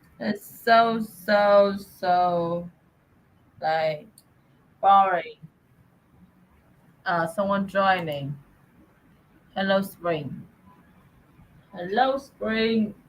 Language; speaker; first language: English; non-native, learner; Vietnamese